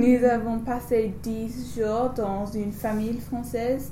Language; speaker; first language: French; non-native, learner; English